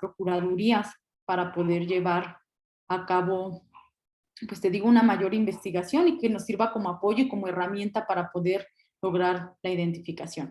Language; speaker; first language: Spanish; native; Spanish